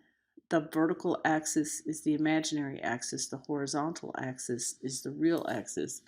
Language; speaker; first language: English; native; English